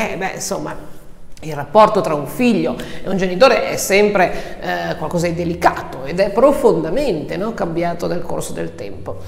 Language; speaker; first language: Italian; native; Italian